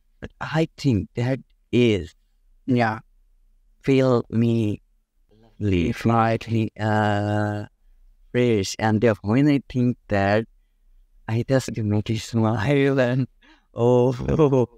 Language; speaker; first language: English; non-native, local second language; Bangla